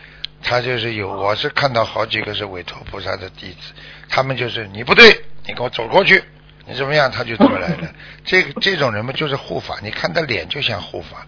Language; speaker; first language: Chinese; native; Chinese